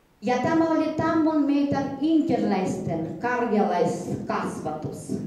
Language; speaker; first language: Finnish; early bilingual, heritage; Finnish